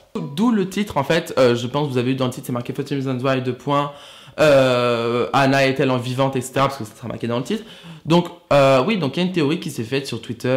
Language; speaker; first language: French; native; French